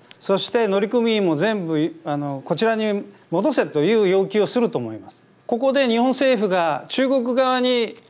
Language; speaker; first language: Japanese; native; Japanese